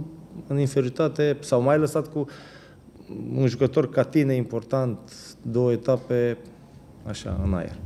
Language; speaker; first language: Romanian; native; Romanian